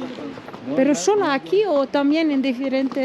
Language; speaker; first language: Spanish; non-native, learner; Turkish